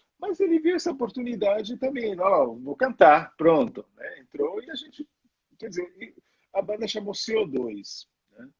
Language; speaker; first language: Portuguese; non-native, fluent; Italian